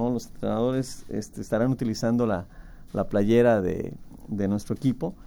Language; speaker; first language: Spanish; native; Spanish